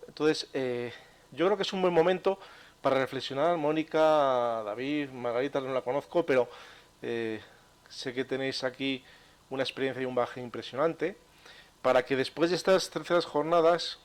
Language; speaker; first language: Spanish; native; Spanish